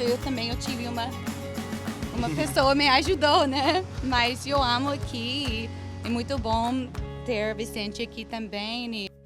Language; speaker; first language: Portuguese; non-native, fluent; English